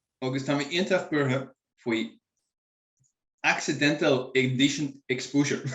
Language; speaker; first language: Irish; non-native, local second language; English